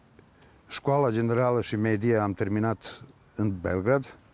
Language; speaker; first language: Romanian; early bilingual, heritage; Serbian